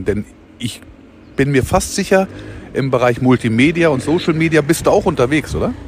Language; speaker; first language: German; native; German